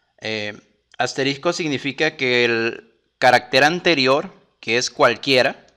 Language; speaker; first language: Spanish; native; Spanish